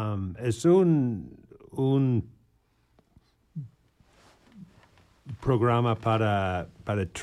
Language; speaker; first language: Spanish; non-native, learner; English